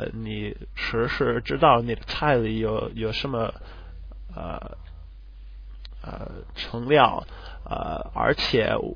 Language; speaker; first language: Chinese; non-native, learner; English